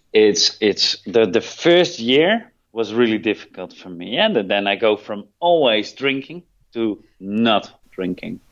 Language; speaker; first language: English; non-native, fluent; Dutch